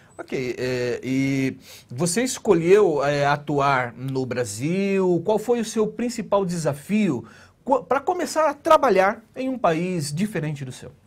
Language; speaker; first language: Portuguese; native; Portuguese